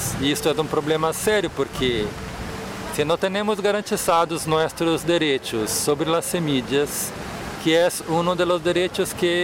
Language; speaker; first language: Spanish; non-native, fluent; Portuguese